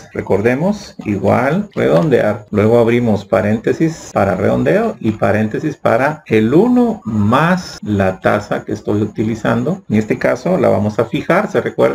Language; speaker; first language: Spanish; native; Spanish